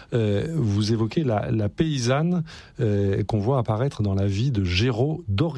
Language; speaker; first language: French; native; French